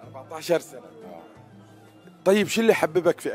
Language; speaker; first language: Arabic; native; Arabic